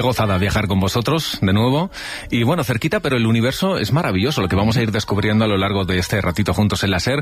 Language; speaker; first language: Spanish; native; Spanish